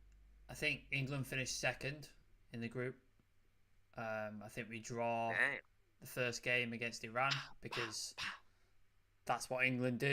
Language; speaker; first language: English; native; English